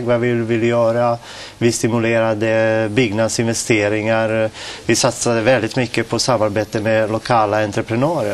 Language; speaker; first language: Swedish; non-native, fluent; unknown